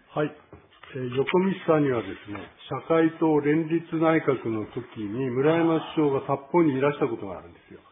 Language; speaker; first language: Japanese; native; Japanese